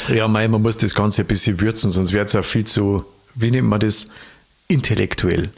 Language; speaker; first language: German; native; German